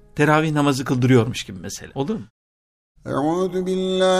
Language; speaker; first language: Turkish; native; Turkish